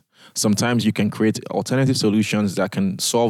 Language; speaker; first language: English; non-native, local second language; Yoruba